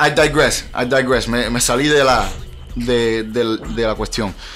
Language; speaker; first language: Spanish; early bilingual, heritage; Spanish